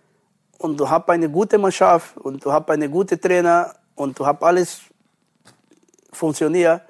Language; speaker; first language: German; non-native, learner; Portuguese